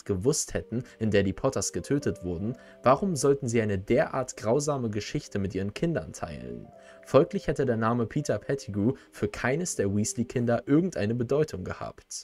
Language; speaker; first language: German; native; German